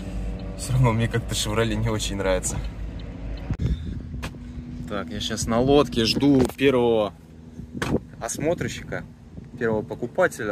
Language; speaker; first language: Russian; native; Russian